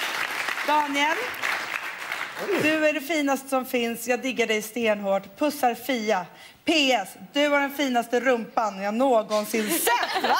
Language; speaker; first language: Swedish; native; Swedish